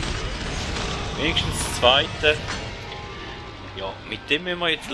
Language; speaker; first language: German; native; German